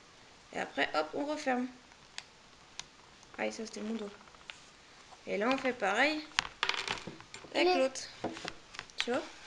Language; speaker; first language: French; native; French